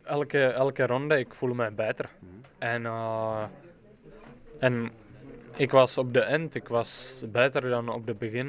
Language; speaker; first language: Dutch; non-native, fluent; Czech